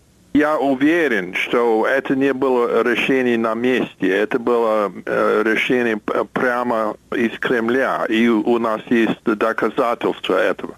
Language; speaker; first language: Russian; non-native, fluent; English